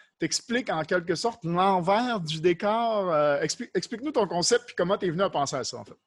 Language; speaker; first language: French; native; French